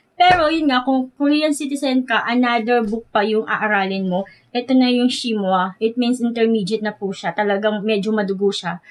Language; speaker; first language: Filipino; native; Filipino